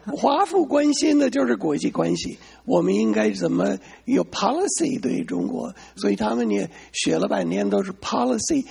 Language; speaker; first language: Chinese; non-native, fluent; English